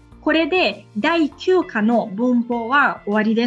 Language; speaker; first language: Japanese; non-native, fluent; Portuguese